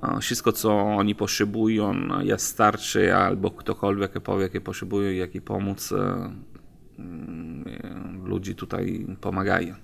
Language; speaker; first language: Polish; non-native, learner; Italian